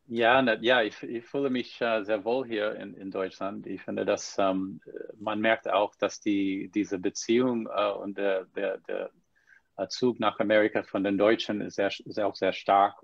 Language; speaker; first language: German; non-native, fluent; English